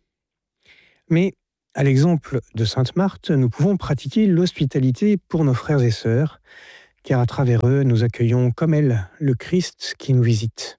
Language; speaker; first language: French; native; French